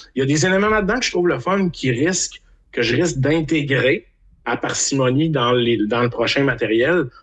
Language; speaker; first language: French; native; French